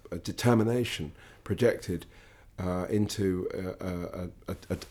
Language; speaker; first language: English; native; English